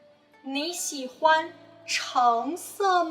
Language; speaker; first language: Chinese; non-native, fluent; English